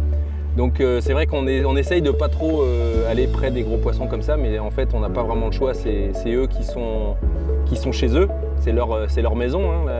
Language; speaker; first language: French; native; French